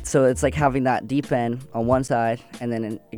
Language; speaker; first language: English; native; English